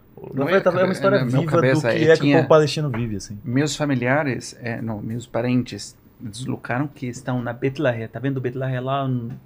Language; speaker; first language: Portuguese; non-native, learner; Arabic